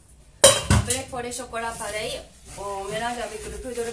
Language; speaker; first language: French; non-native, learner; Japanese